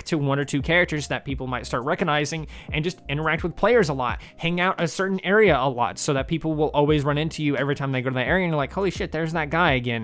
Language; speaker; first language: English; native; English